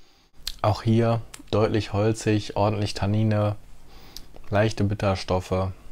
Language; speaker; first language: German; native; German